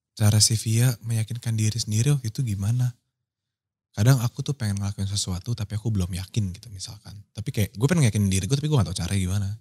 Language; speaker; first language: Indonesian; native; Indonesian